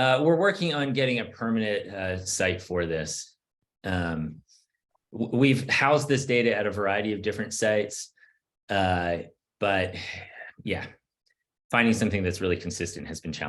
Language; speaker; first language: English; native; English